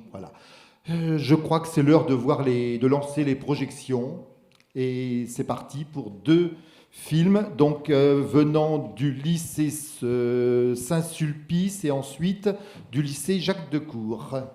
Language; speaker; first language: French; native; French